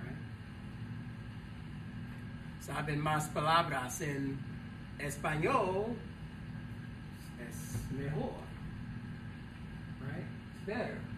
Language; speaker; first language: Spanish; non-native, learner; English